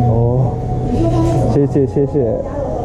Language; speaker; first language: Chinese; non-native, learner; Japanese